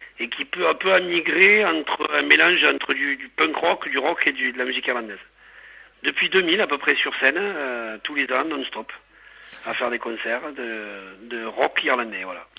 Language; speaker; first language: French; non-native, fluent; English